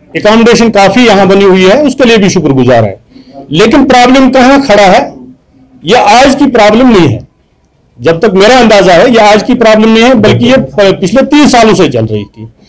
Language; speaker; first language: Urdu; non-native, local second language; Kashmiri